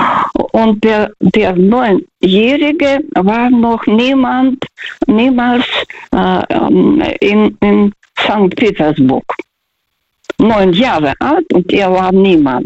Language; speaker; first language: German; non-native, fluent; Russian